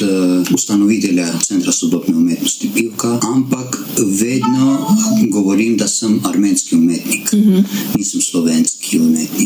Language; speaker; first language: Slovenian; non-native, learner; Armenian